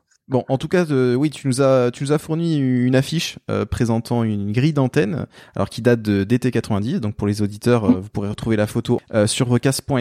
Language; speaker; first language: French; native; French